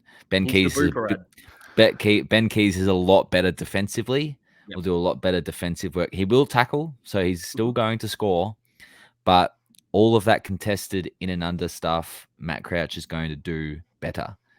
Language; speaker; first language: English; native; English